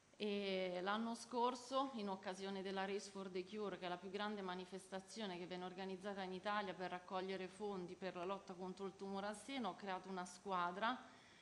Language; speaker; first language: Italian; native; Italian